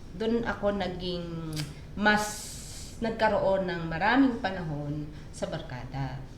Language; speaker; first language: Filipino; native; Filipino